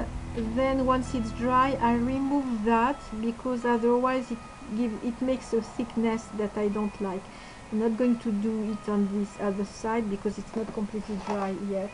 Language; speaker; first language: English; non-native, fluent; French